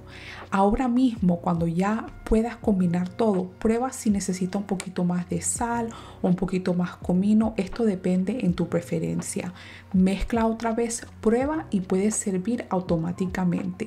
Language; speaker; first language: Spanish; non-native, fluent; English